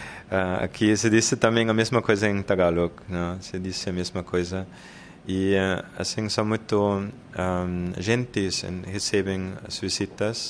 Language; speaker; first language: Portuguese; non-native, fluent; German